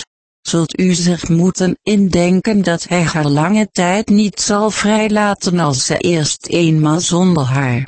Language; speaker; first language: Dutch; native; Dutch